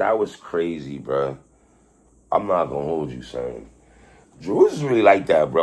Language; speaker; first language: English; native; English